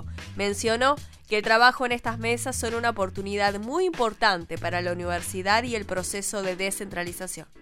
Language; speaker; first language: Spanish; native; Spanish